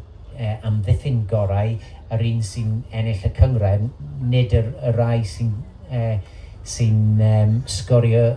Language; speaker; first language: Welsh; non-native, local second language; English